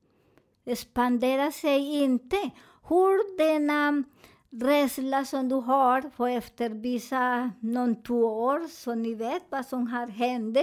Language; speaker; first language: Swedish; non-native, learner; Spanish